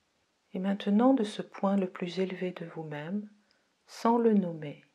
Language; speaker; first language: French; native; French